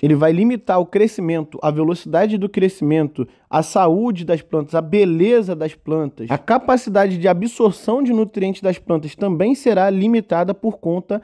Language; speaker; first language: Portuguese; native; Portuguese